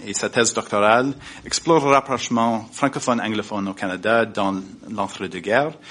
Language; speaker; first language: French; non-native, fluent; English